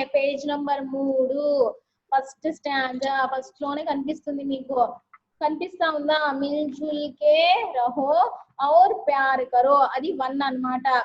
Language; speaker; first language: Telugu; non-native, local second language; Urdu